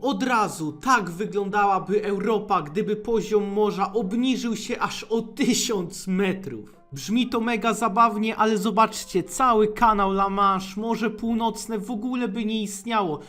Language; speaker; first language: Polish; native; Polish